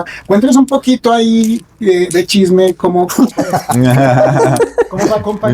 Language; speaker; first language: Spanish; native; Spanish